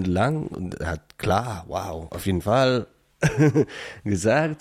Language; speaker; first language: German; non-native, learner; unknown